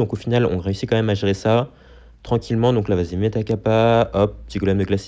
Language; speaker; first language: French; native; French